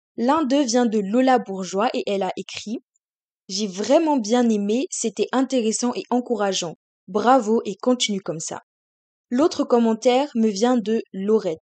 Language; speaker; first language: French; native; French